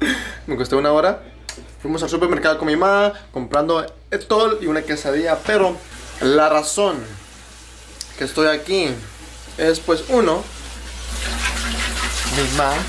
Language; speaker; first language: Spanish; early bilingual, heritage; Spanish